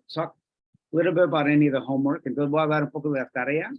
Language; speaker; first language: Spanish; non-native, fluent; English